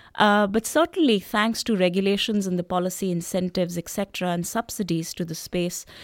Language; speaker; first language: English; non-native, local second language; Hindi